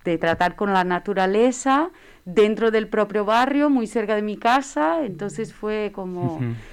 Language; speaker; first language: Spanish; non-native, fluent; Portuguese